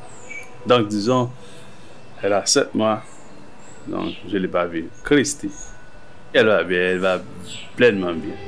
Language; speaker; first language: French; non-native, local second language; Haitian Creole